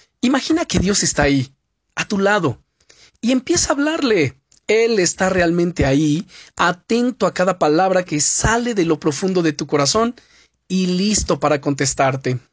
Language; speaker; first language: Spanish; native; Spanish